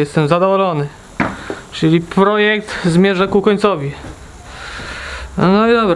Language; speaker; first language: Polish; native; Polish